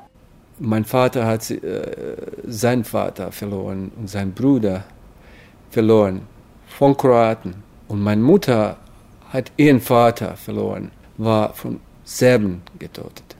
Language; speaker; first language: German; non-native, fluent; Croatian